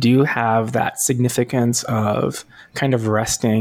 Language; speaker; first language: English; non-native, local second language; Filipino